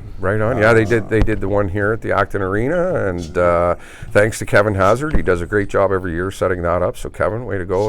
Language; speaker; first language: English; native; English